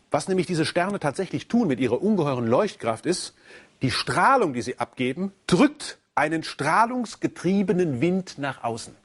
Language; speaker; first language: German; native; German